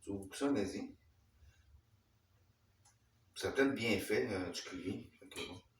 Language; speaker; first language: French; native; French